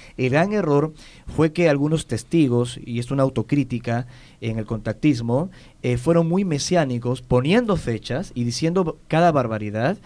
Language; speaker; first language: Spanish; native; Spanish